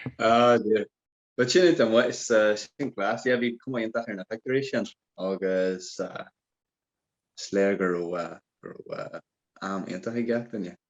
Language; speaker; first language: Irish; non-native, local second language; English